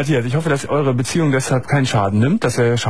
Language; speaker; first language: German; native; German